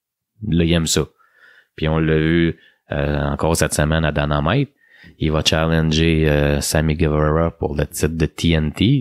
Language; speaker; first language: French; native; French